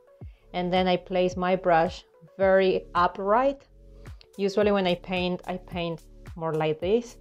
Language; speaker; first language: English; non-native, fluent; Spanish